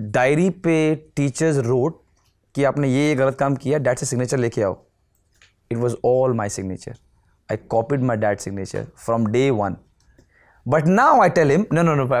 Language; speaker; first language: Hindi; non-native, local second language; Nepali